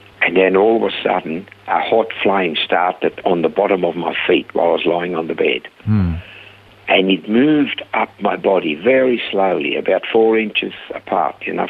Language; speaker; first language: English; non-native, fluent; Swiss German